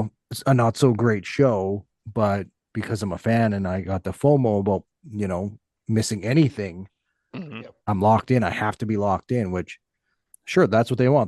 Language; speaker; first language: English; native; English